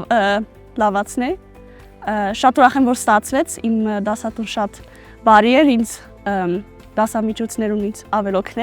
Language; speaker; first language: Armenian; non-native, learner; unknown